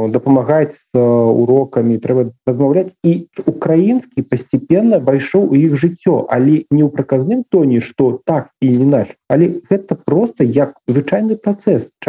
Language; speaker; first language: Belarusian; non-native, local second language; Russian